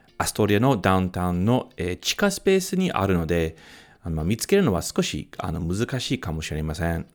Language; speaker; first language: Japanese; non-native, fluent; English